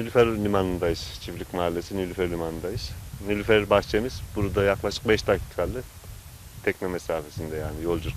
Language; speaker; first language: Turkish; native; Turkish